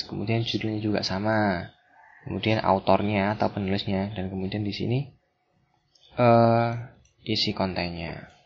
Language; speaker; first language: Indonesian; native; Indonesian